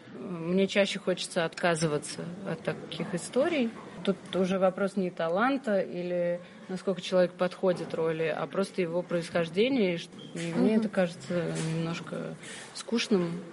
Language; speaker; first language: Russian; early bilingual, other home language; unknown